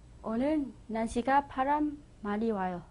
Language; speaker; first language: Korean; non-native, learner; Vietnamese